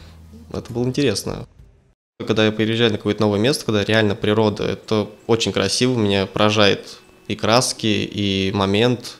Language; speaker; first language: Russian; native; Russian